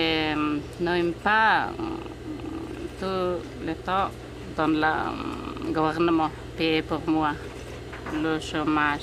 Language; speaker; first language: French; non-native, learner; Persian